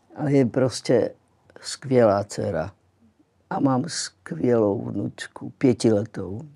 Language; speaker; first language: Czech; early bilingual, other home language; Greek